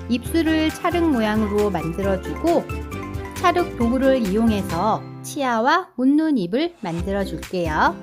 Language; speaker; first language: Korean; native; Korean